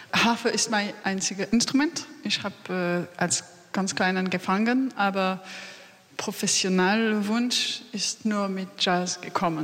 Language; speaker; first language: German; non-native, learner; French